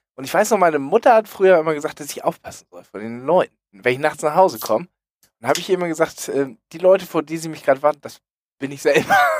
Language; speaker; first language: German; native; German